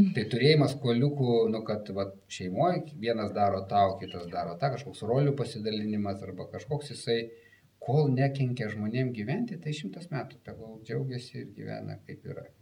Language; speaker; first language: Lithuanian; native; Lithuanian